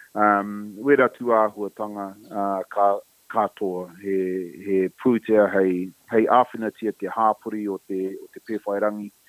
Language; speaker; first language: Māori; non-native, local second language; English